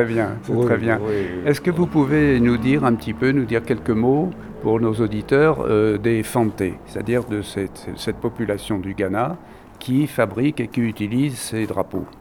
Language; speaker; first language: French; native; French